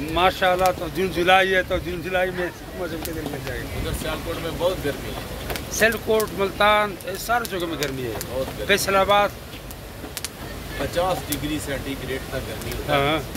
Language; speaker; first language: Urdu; non-native, local second language; Pashto